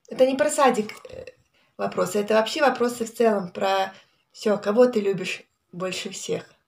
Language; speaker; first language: Russian; native; Russian